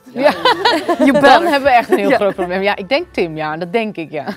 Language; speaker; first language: Dutch; native; Dutch